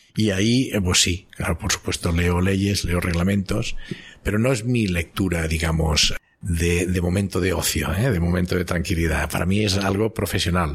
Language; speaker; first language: Spanish; non-native, local second language; Catalan